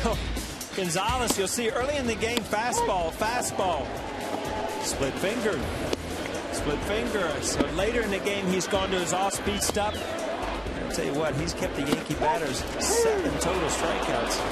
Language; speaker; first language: English; native; English